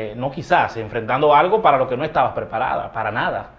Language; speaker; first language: Spanish; native; Spanish